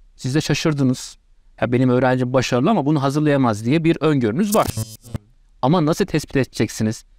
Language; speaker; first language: Turkish; native; Turkish